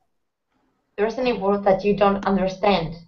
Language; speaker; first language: English; non-native, fluent; Spanish